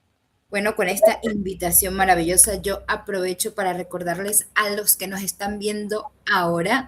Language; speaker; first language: Spanish; native; Spanish